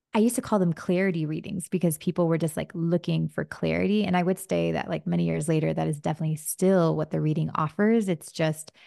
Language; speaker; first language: English; early bilingual, other home language; Spanish